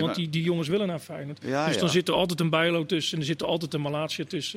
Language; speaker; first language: Dutch; native; Dutch